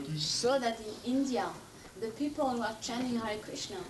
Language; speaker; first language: English; non-native, fluent; French